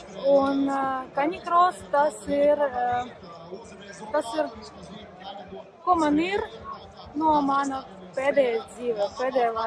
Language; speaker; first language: Latvian; non-native, learner; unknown